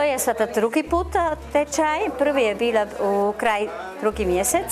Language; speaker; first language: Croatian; non-native, learner; German